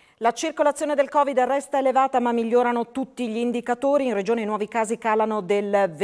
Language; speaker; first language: Italian; native; Italian